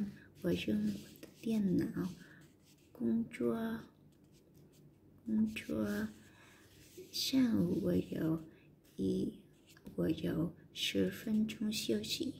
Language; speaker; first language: Chinese; non-native, learner; Vietnamese